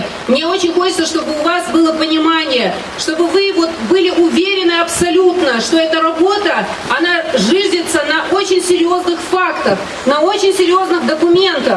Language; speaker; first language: Russian; non-native, local second language; Ingush